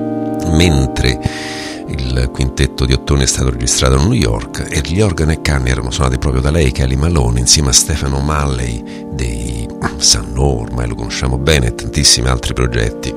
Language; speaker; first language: Italian; native; Italian